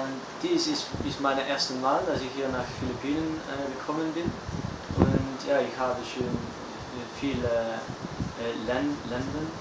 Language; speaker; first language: German; non-native, learner; Dutch